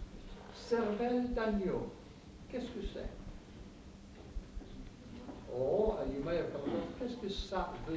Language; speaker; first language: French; non-native, fluent; English